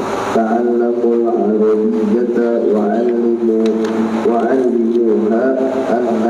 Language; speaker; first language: Arabic; non-native, learner; Indonesian